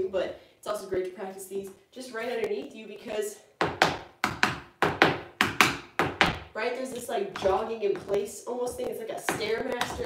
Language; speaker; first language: English; native; English